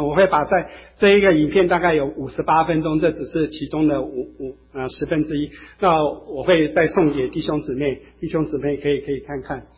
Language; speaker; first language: Chinese; native; Chinese